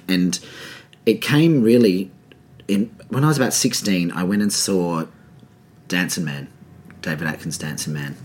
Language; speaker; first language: English; native; English